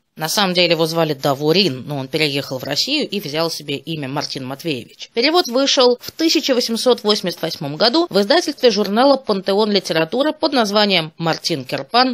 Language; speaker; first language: Russian; native; Russian